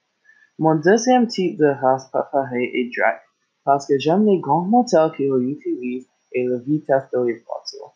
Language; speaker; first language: French; non-native, learner; English